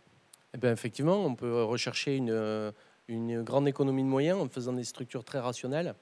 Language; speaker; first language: French; native; French